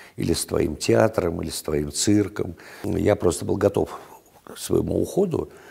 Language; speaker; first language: Russian; native; Russian